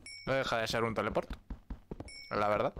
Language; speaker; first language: Spanish; native; Spanish